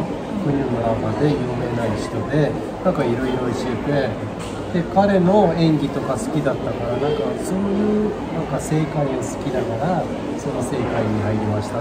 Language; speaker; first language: Japanese; non-native, fluent; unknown